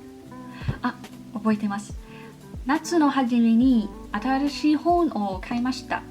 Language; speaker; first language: Japanese; non-native, learner; English